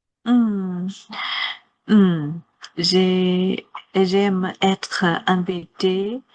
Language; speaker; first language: French; non-native, learner; Chinese